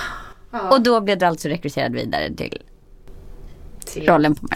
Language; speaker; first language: Swedish; native; Swedish